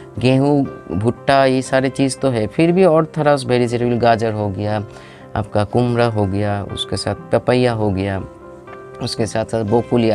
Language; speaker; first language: Hindi; non-native, local second language; Bangla